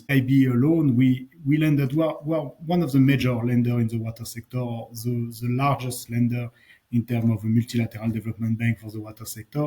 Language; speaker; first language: English; non-native, fluent; French